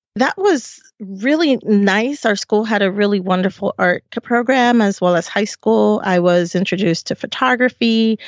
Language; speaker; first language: English; native; English